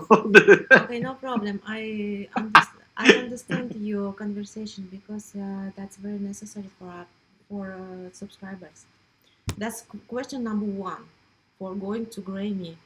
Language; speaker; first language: English; non-native, learner; Russian